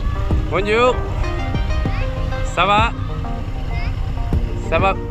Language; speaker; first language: French; non-native, learner; Spanish